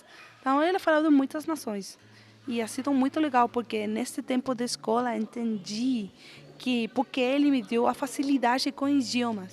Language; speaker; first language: Portuguese; non-native, fluent; Spanish